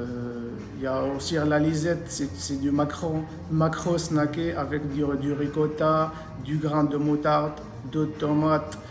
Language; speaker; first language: French; non-native, local second language; Arabic